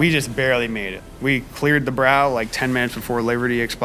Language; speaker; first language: English; native; English